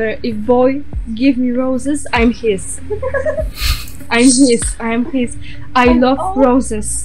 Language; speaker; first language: English; non-native, learner; Polish